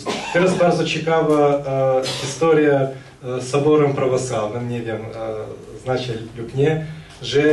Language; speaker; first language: Polish; non-native, fluent; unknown